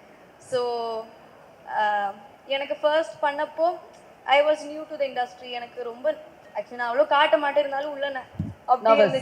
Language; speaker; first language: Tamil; non-native, fluent; Malayalam